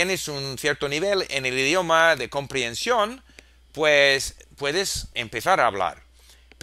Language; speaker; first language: Spanish; non-native, fluent; English